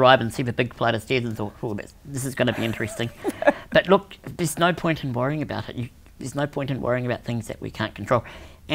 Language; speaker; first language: English; native; English